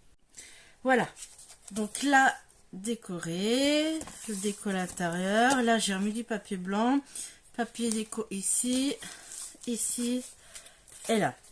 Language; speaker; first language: French; native; French